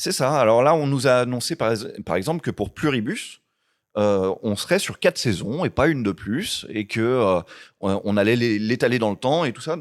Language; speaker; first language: French; native; French